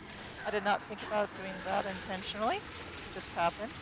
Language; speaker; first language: English; native; English